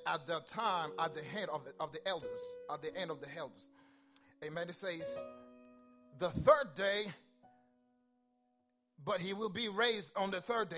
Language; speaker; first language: English; non-native, fluent; Haitian Creole